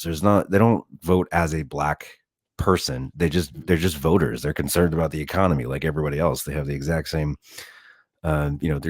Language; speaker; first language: English; native; English